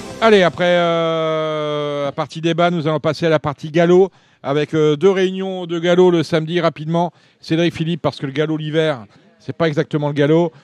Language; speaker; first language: French; native; French